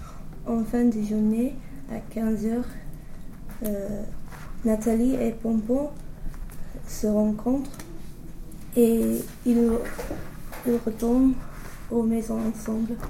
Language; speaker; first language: French; non-native, learner; English